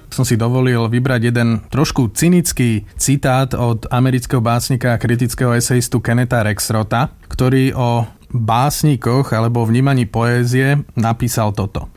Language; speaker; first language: Slovak; native; Slovak